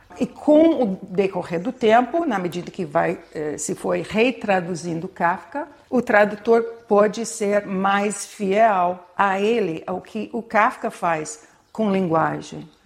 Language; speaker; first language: Portuguese; non-native, fluent; English